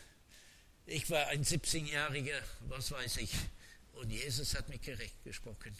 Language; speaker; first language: German; non-native, fluent; English